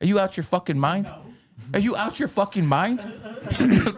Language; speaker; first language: English; native; English